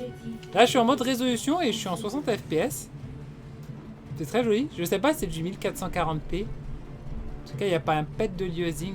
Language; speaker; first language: French; native; French